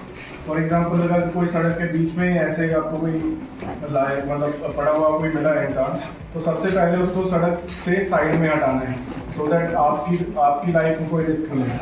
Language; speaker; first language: Hindi; native; Hindi